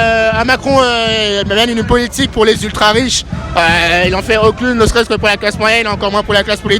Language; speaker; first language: French; native; French